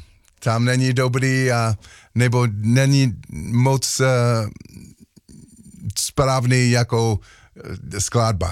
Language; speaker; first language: Czech; non-native, learner; English